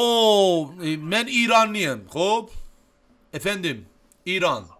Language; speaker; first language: Turkish; non-native, learner; Azerbaijani